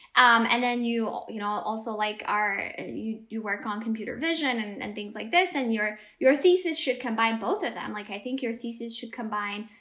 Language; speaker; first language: English; early bilingual, other home language; Amharic